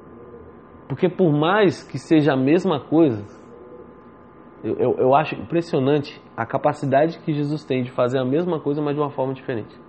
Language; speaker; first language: Portuguese; native; Portuguese